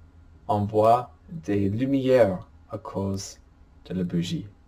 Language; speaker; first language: French; non-native, fluent; English